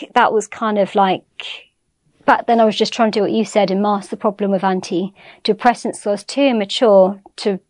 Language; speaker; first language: English; native; English